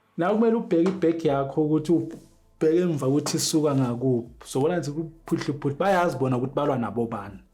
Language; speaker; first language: Zulu; native; Zulu